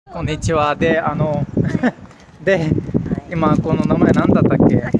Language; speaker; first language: Japanese; non-native, fluent; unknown